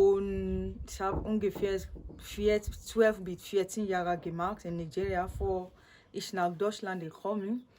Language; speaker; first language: German; non-native, learner; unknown